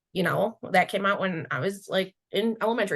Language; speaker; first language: English; native; English